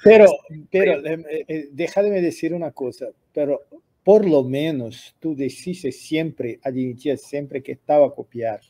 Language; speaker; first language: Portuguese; non-native, fluent; Spanish